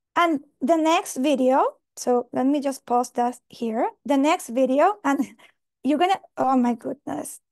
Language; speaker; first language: English; non-native, fluent; Spanish